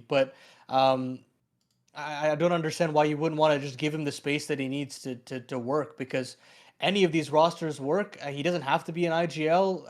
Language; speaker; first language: English; native; English